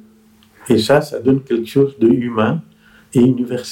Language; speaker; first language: French; non-native, fluent; Persian